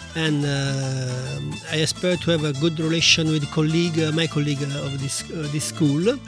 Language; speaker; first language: English; non-native, learner; Italian